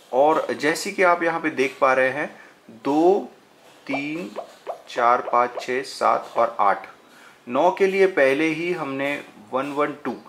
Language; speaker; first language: Hindi; non-native, local second language; Marathi